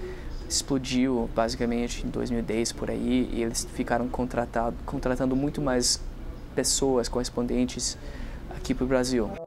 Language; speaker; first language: Portuguese; non-native, fluent; English